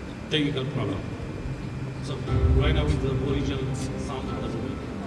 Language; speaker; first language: English; non-native, fluent; Romanian